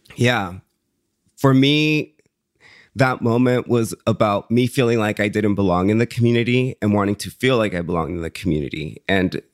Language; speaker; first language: English; early bilingual, other home language; Spanish